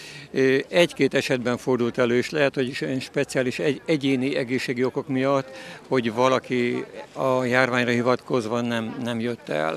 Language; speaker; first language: Hungarian; native; Hungarian